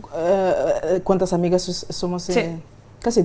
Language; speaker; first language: Spanish; non-native, learner; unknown